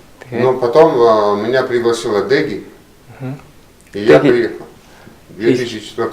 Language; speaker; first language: Russian; non-native, learner; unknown